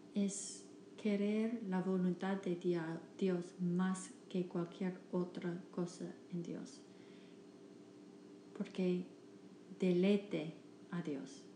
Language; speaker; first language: Spanish; non-native, fluent; English